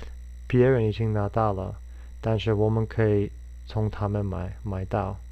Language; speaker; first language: Chinese; non-native, fluent; English